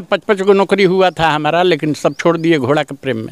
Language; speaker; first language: Hindi; native; Hindi